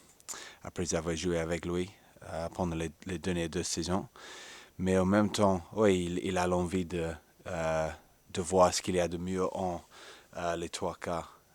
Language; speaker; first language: French; non-native, fluent; English